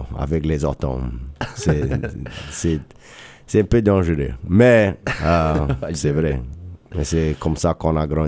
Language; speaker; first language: French; non-native, local second language; English